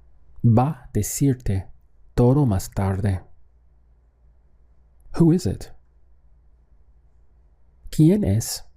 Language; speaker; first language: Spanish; non-native, fluent; English